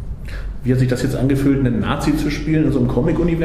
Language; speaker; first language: German; native; German